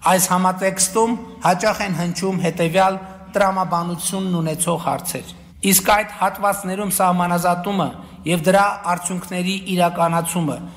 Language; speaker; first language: Armenian; native; Armenian